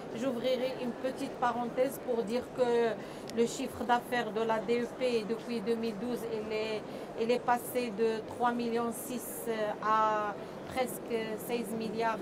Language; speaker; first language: French; non-native, local second language; Arabic